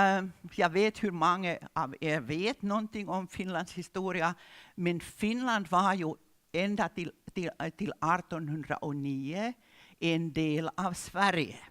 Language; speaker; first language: Swedish; non-native, local second language; Finnish